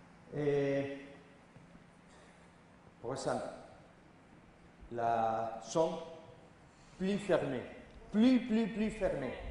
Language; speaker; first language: French; non-native, learner; Spanish